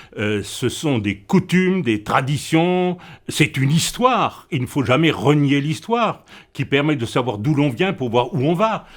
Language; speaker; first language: French; non-native, local second language; Swiss German